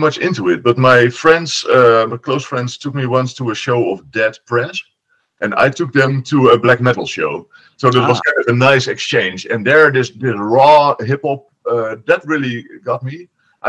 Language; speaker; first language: English; non-native, fluent; Dutch